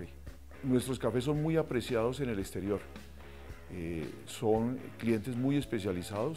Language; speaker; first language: Spanish; native; Spanish